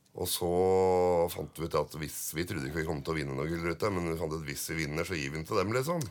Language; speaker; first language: Norwegian; native; Norwegian